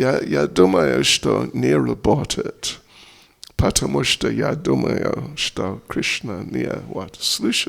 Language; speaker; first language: Russian; non-native, learner; English